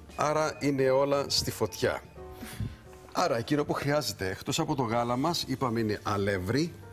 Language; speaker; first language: Greek; native; Greek